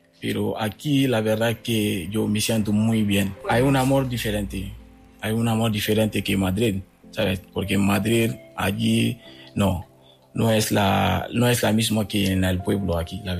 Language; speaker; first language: Spanish; non-native, fluent; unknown